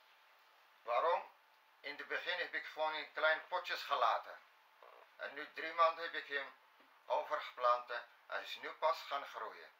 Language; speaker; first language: Dutch; non-native, fluent; Arabic